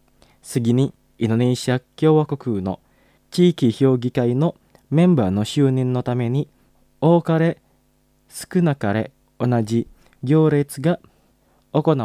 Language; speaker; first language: Japanese; non-native, fluent; Indonesian